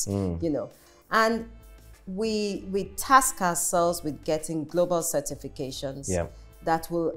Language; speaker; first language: English; non-native, local second language; Yoruba